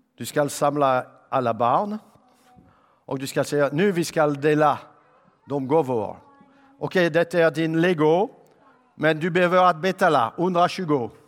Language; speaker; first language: Swedish; non-native, fluent; French